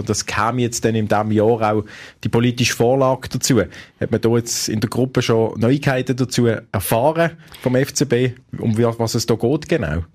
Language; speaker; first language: German; native; German